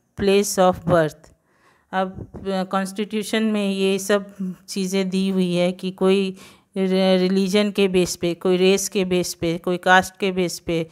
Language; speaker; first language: Hindi; non-native, local second language; Gujarati